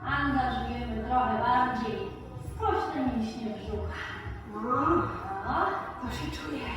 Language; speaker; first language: Polish; native; Polish